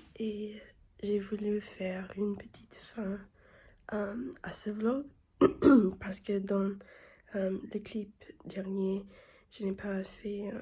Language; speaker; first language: French; non-native, learner; English